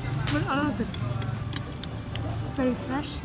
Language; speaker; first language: English; non-native, learner; Indonesian